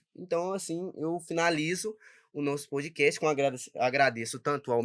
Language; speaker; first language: Portuguese; native; Portuguese